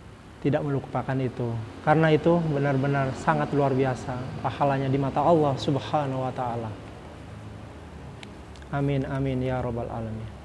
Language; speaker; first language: Indonesian; native; Indonesian